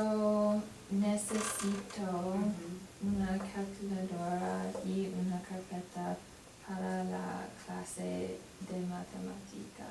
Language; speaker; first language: Spanish; non-native, learner; English